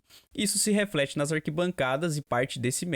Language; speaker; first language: Portuguese; native; Portuguese